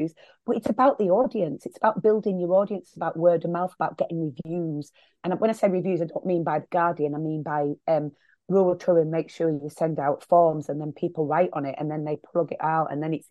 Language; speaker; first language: English; native; English